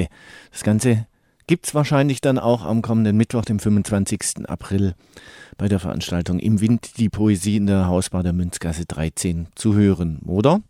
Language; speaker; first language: German; native; German